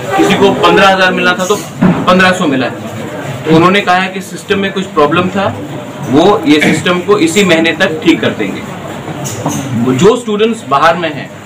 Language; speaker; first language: Hindi; non-native, local second language; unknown